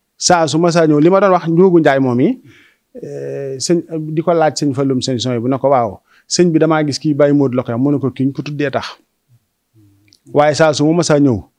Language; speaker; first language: Wolof; native; Wolof